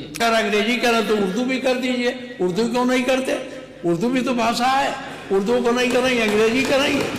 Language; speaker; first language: Hindi; native; Hindi